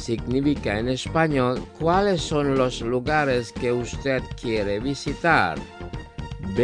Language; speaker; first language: Spanish; non-native, fluent; Indonesian